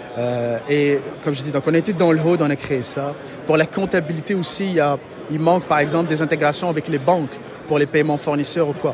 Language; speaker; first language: French; non-native, local second language; Arabic